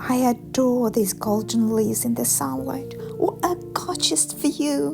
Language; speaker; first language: English; non-native, fluent; Ukrainian